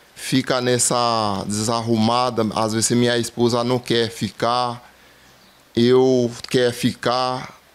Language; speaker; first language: Portuguese; non-native, fluent; Haitian Creole